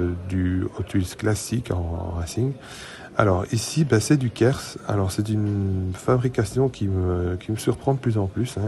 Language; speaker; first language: French; native; French